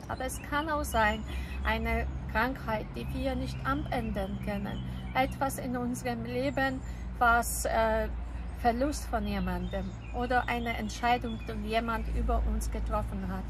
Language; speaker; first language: German; non-native, fluent; Polish